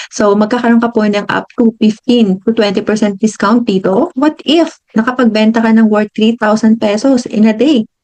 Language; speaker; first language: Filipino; non-native, local second language; Hiligaynon